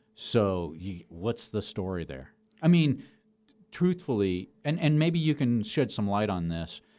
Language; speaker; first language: English; native; English